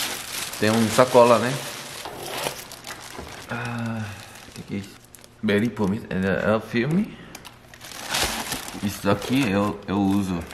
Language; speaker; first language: Portuguese; non-native, learner; Korean